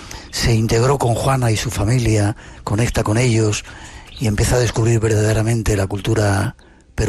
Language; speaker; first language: Spanish; native; Spanish